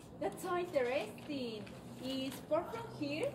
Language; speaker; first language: English; non-native, learner; Spanish